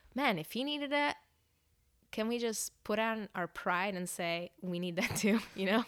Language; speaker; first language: English; early bilingual, other home language; Hungarian